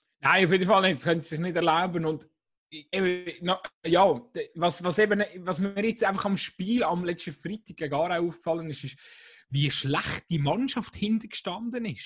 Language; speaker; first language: German; native; German